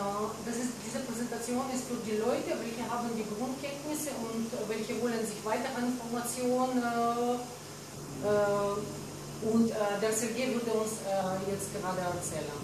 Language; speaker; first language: German; non-native, learner; Russian